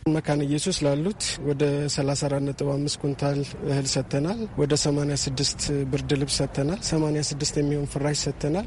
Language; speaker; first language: Amharic; native; Amharic